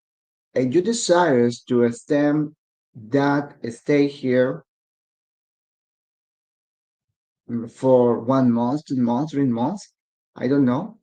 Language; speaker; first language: English; non-native, learner; Spanish